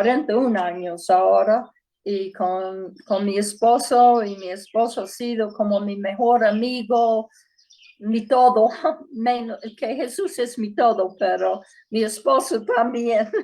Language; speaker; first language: Spanish; non-native, fluent; English